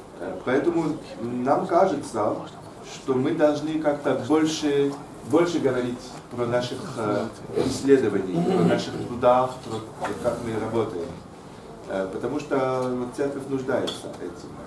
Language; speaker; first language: Russian; non-native, fluent; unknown